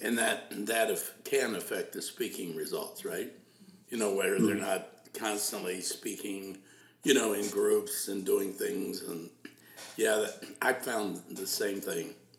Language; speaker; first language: English; native; English